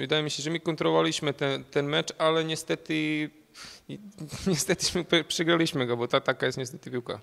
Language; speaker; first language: Polish; non-native, fluent; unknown